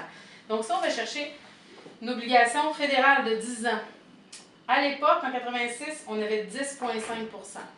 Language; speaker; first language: French; native; French